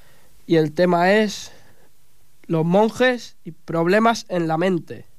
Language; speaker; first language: Spanish; native; Spanish